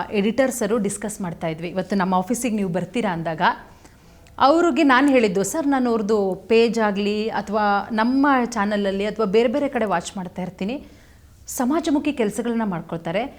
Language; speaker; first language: Kannada; native; Kannada